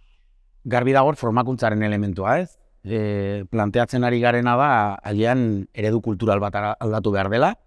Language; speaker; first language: Basque; native; Basque